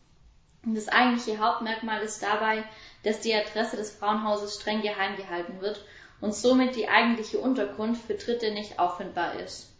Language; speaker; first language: German; native; German